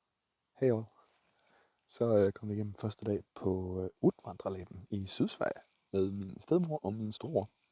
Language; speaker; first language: Danish; native; Danish